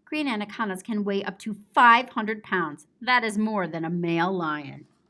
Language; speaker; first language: English; native; English